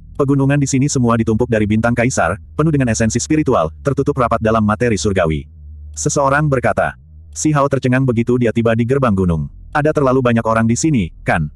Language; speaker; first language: Indonesian; native; Indonesian